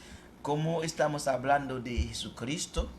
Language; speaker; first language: Spanish; non-native, fluent; Haitian Creole